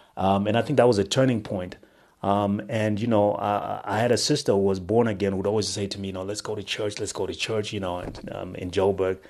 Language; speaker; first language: English; non-native, local second language; Shona